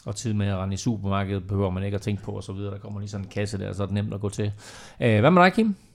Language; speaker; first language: Danish; native; Danish